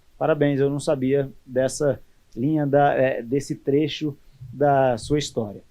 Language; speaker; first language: Portuguese; native; Portuguese